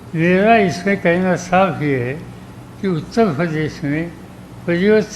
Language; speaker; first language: Hindi; non-native, local second language; Marathi